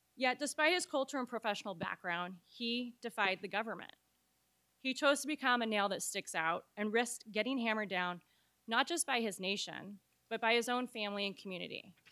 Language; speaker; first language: English; native; English